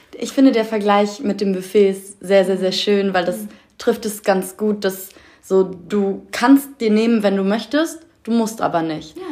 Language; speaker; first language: German; native; German